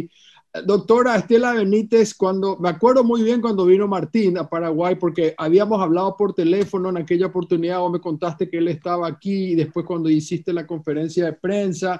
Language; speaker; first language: Spanish; native; Spanish